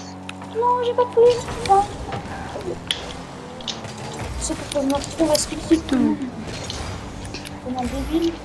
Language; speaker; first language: French; native; French